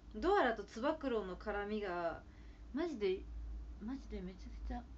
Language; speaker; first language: Japanese; native; Japanese